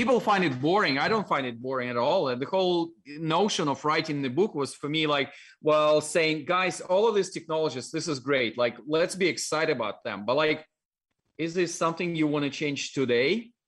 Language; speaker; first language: English; non-native, fluent; Russian